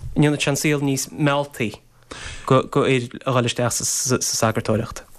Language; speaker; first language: Irish; native; Irish